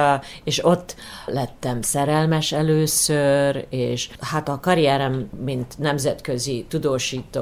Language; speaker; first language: Hungarian; early bilingual, heritage; Hungarian